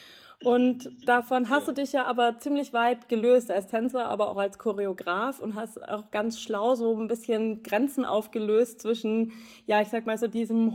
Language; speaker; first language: German; native; German